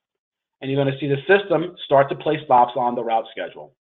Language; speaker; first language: English; native; English